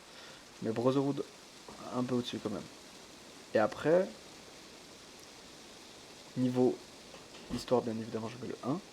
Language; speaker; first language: French; native; French